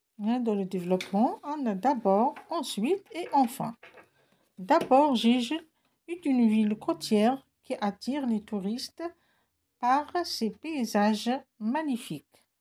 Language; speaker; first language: French; non-native, local second language; Arabic